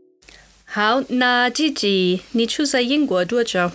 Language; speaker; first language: Chinese; non-native, fluent; German